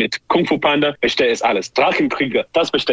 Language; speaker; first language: German; non-native, learner; English